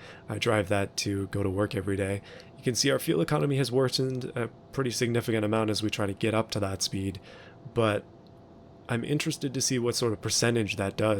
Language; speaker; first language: English; native; English